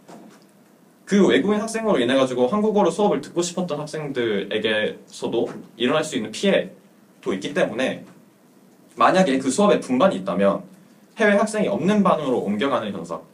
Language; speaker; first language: Korean; native; Korean